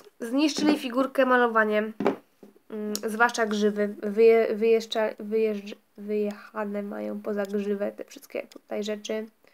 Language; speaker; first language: Polish; native; Polish